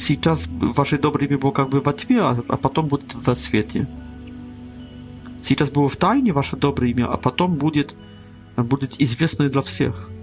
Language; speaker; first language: Polish; non-native, learner; Russian